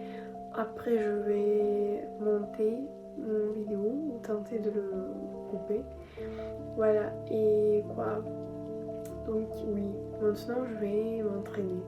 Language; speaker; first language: French; non-native, learner; Russian